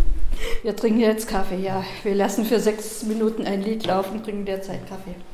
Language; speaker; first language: German; native; German